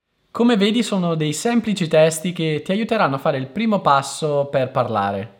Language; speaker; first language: Italian; native; Italian